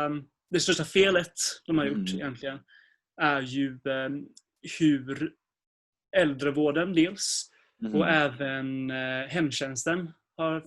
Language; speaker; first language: Swedish; native; Swedish